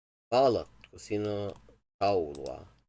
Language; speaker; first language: Finnish; non-native, learner; English